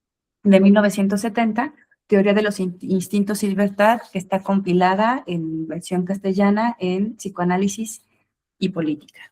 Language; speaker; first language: Spanish; native; Spanish